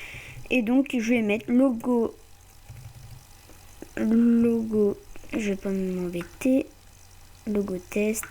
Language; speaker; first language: French; native; French